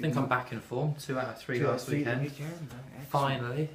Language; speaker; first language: English; native; English